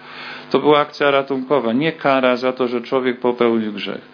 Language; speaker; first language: Polish; native; Polish